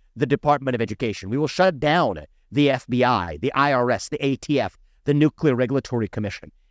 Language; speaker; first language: English; early bilingual, other home language; Hindi